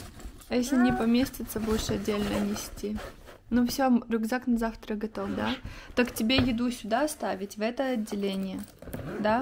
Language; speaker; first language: Russian; native; Russian